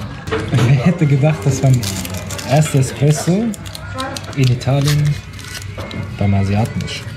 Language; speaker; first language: German; native; German